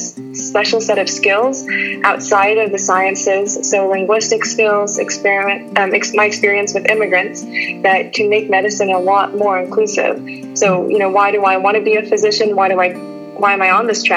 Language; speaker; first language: English; native; English